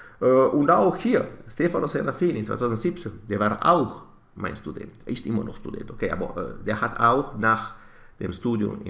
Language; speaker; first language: German; non-native, fluent; Italian